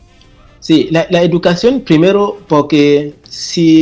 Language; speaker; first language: Spanish; non-native, fluent; French